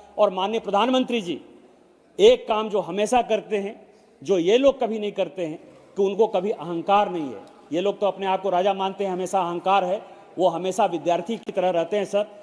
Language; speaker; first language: Hindi; native; Hindi